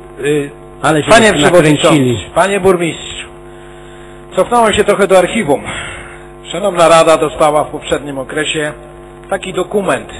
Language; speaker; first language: Polish; native; Polish